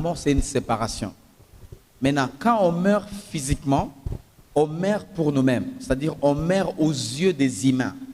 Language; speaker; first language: French; non-native, local second language; Swahili